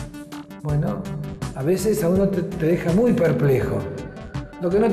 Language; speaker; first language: Spanish; native; Spanish